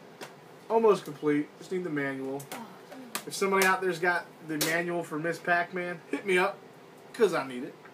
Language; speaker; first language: English; native; English